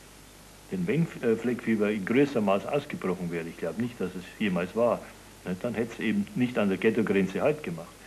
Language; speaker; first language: German; native; German